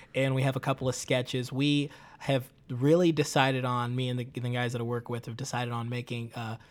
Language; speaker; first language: English; early bilingual, other home language; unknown